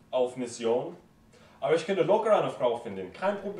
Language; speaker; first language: German; non-native, learner; English